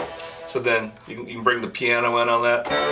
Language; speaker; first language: English; native; English